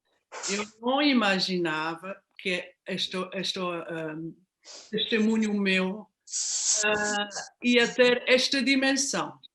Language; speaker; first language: Portuguese; non-native, fluent; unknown